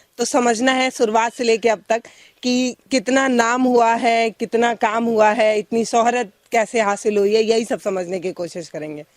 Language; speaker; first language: Hindi; native; Hindi